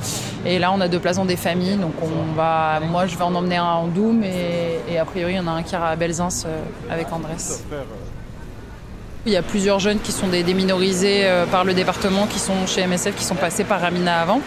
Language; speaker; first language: French; native; French